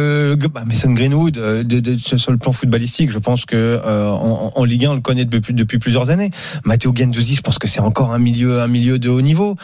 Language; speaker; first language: French; native; French